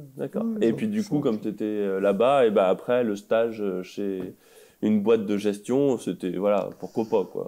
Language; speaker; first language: French; native; French